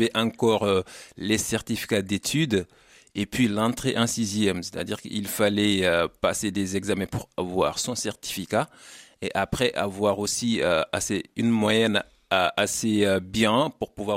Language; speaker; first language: French; non-native, local second language; Wolof